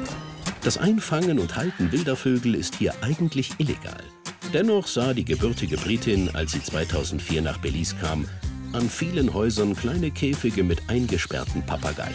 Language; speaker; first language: German; native; German